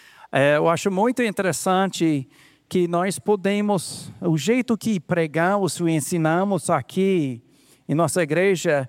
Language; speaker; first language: Portuguese; non-native, fluent; English